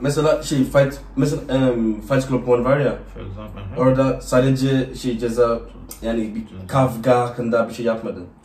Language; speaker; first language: Turkish; non-native, learner; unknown